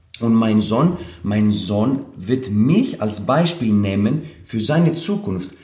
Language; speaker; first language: German; non-native, fluent; Greek